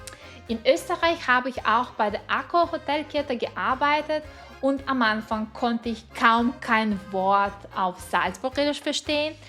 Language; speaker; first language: German; non-native, fluent; Russian